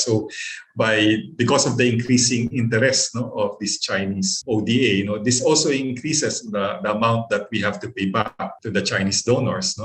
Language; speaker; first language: English; non-native, local second language; Filipino